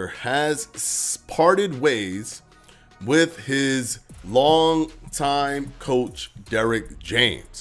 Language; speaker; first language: English; native; English